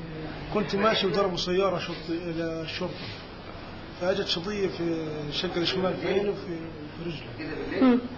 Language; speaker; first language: Arabic; native; Arabic